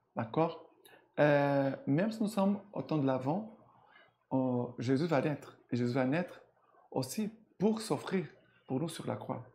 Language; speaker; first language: French; non-native, fluent; Portuguese